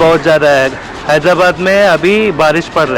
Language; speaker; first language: Hindi; non-native, local second language; Telugu